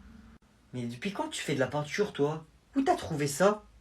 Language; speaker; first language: French; native; French